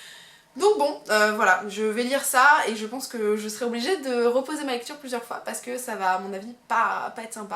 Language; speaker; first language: French; native; French